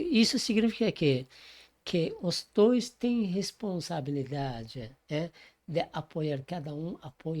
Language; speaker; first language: Portuguese; non-native, fluent; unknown